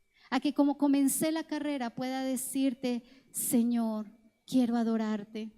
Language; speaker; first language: Spanish; native; Spanish